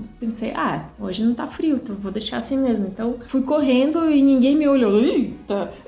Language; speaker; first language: Portuguese; non-native, fluent; Russian